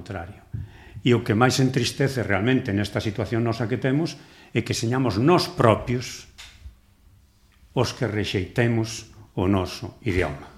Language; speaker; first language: Galician; non-native, local second language; Spanish